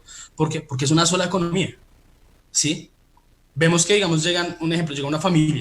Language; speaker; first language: Spanish; native; Spanish